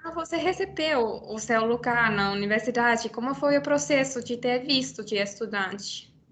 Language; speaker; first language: Portuguese; non-native, learner; Finnish